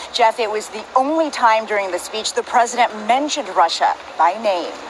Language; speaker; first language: English; native; English